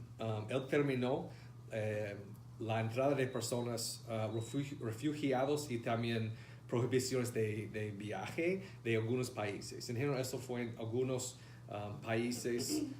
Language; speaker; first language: Spanish; non-native, fluent; English